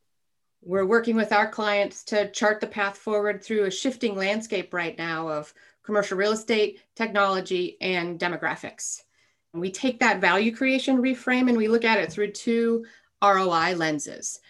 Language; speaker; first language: English; native; English